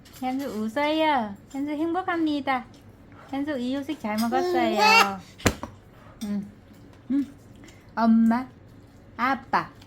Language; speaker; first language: Korean; non-native, learner; Vietnamese